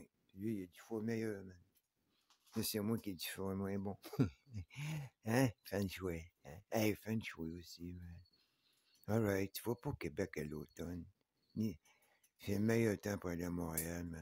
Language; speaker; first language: French; native; French